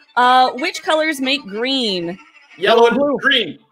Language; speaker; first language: English; native; English